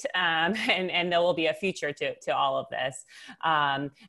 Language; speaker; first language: English; native; English